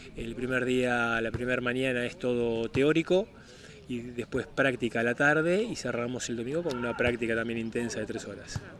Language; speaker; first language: Spanish; native; Spanish